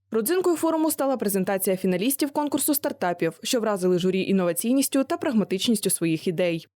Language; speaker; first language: Ukrainian; native; Ukrainian